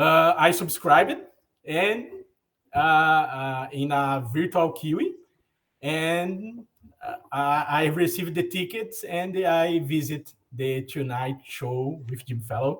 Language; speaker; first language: English; non-native, learner; Portuguese